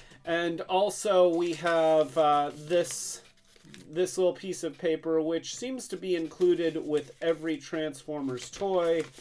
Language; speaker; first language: English; native; English